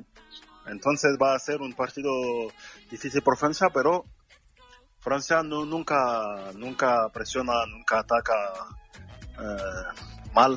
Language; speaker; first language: Spanish; non-native, fluent; French